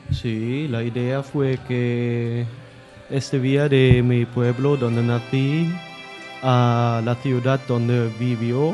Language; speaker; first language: Spanish; non-native, learner; German